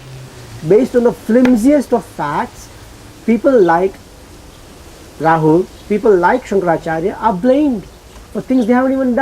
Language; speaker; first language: English; early bilingual, heritage; Gujarati